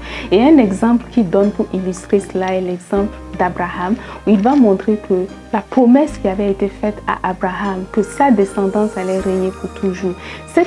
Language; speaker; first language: French; native; French